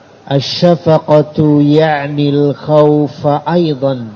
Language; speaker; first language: Arabic; non-native, fluent; Indonesian